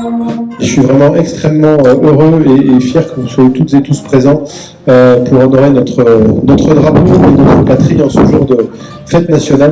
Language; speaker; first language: French; native; French